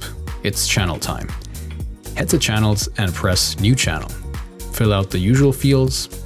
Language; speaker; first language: English; native; English